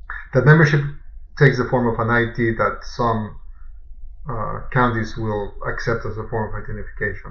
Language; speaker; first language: English; native; English